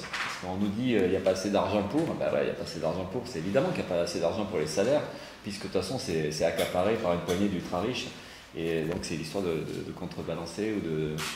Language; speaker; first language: French; native; French